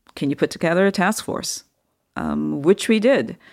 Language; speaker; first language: English; native; English